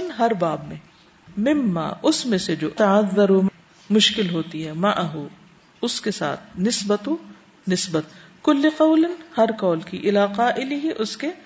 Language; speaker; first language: Urdu; native; Urdu